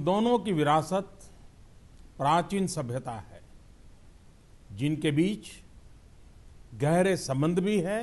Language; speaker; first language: Hindi; non-native, local second language; Gujarati